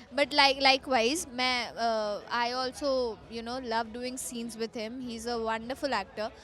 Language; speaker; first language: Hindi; native; Hindi